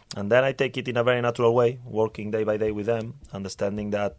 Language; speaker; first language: English; non-native, fluent; Spanish